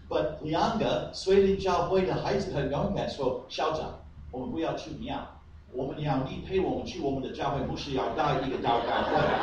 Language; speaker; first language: Chinese; non-native, fluent; English